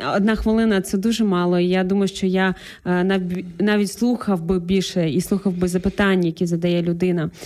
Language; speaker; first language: Ukrainian; native; Ukrainian